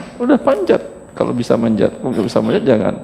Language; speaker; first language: Indonesian; native; Indonesian